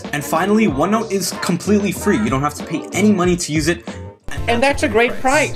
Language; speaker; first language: English; native; English